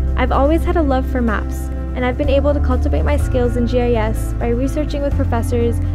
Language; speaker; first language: English; native; English